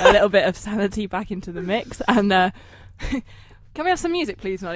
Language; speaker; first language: English; native; English